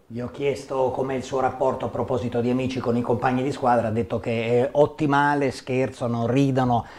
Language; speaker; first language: Italian; native; Italian